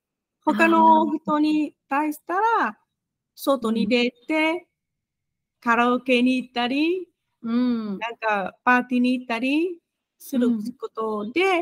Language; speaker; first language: Japanese; non-native, fluent; Vietnamese